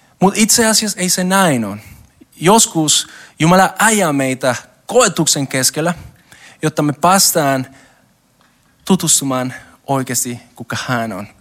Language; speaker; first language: Finnish; non-native, learner; Spanish